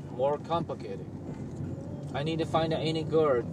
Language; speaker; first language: English; non-native, learner; Chinese